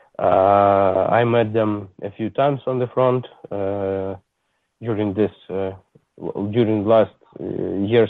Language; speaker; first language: English; non-native, learner; Ukrainian